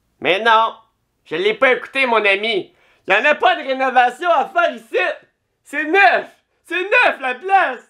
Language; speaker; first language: French; native; French